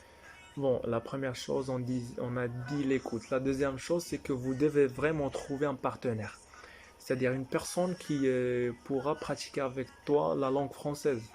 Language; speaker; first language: French; non-native, fluent; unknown